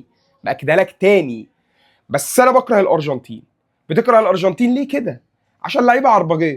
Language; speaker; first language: Arabic; native; Arabic